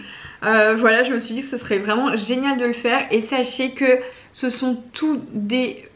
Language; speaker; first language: French; native; French